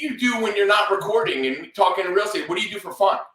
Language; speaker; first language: English; native; English